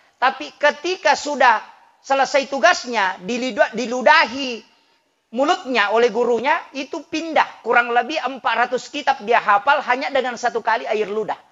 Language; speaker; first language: Indonesian; non-native, local second language; Buginese